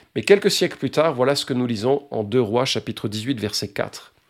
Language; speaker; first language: French; native; French